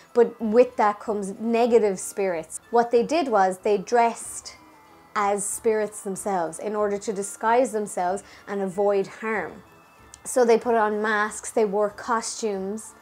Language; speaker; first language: English; native; English